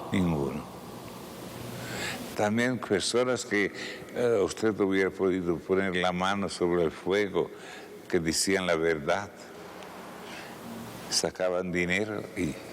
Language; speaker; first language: Spanish; non-native, fluent; Italian